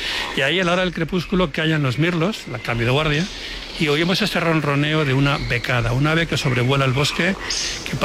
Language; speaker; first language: Spanish; native; Spanish